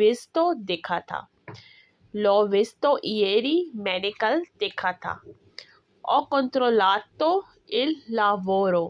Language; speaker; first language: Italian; non-native, fluent; Urdu